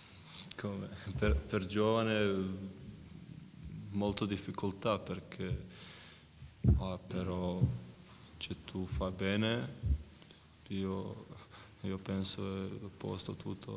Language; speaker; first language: Italian; non-native, learner; Croatian